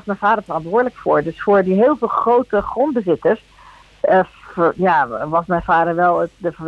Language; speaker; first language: Dutch; early bilingual, other home language; Spanish